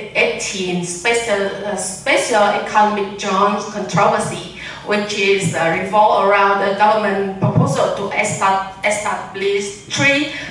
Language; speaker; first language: English; non-native, learner; Vietnamese